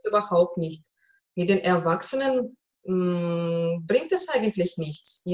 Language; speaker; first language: German; non-native, fluent; Russian